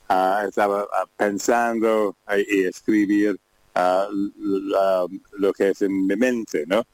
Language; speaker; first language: Spanish; non-native, learner; English